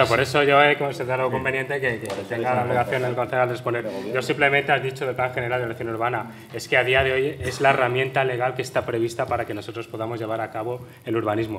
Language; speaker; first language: Spanish; native; Spanish